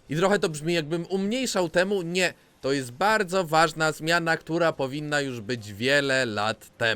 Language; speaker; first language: Polish; native; Polish